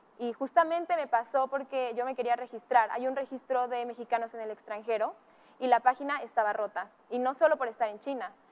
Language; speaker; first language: Spanish; native; Spanish